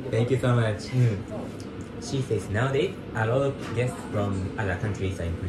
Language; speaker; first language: English; non-native, learner; Japanese